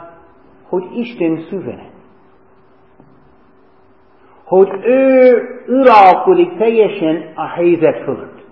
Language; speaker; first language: Hungarian; non-native, fluent; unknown